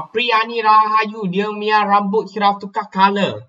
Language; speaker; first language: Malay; non-native, local second language; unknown